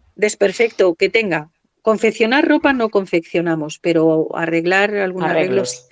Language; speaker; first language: Spanish; native; Spanish